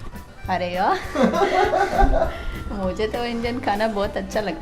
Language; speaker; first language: Hindi; non-native, fluent; Armenian